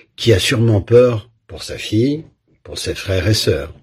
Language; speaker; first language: French; native; French